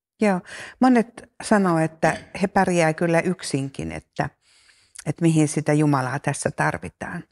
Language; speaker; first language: Finnish; native; Finnish